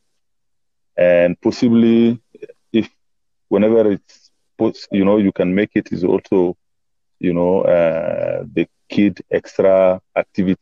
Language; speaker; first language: English; non-native, fluent; Bambara